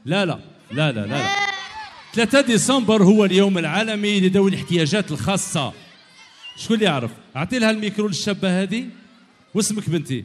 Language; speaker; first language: Arabic; native; Arabic